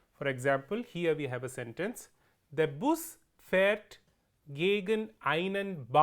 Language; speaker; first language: German; non-native, fluent; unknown